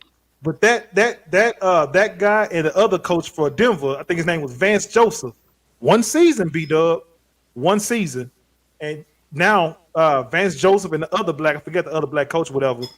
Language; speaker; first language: English; native; English